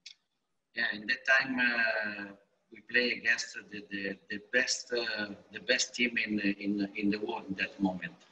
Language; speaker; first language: English; non-native, learner; Italian